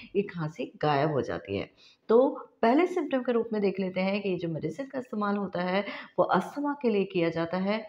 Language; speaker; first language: Hindi; non-native, local second language; Marathi